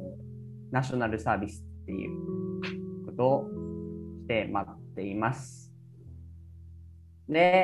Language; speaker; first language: Japanese; early bilingual, other home language; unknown